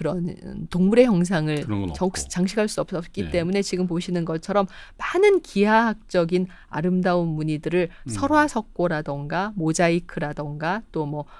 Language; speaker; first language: Korean; native; Korean